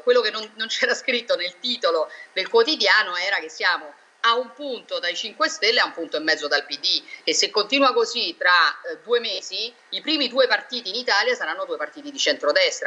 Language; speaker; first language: Italian; native; Italian